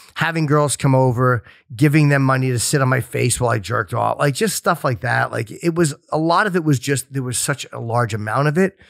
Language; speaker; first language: English; native; English